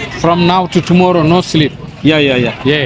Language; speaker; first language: English; non-native, learner; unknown